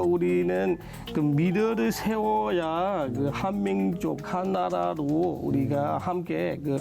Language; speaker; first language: Korean; non-native, learner; S'gaw Karen